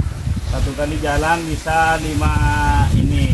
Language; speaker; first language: Indonesian; non-native, local second language; Madurese